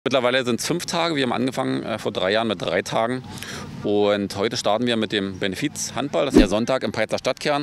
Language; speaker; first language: German; native; German